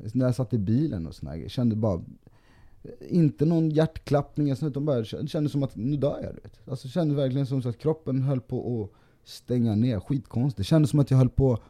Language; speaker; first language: Swedish; early bilingual, other home language; Spanish